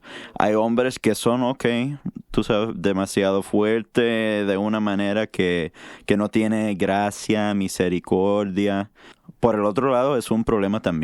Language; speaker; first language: Spanish; non-native, fluent; English